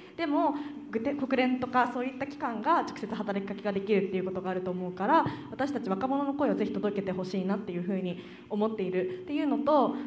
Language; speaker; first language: Japanese; native; Japanese